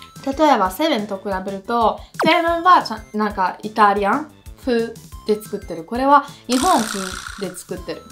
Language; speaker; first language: Japanese; non-native, fluent; Italian